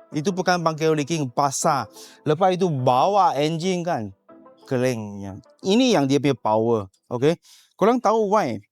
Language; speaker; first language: Malay; non-native, local second language; Chinese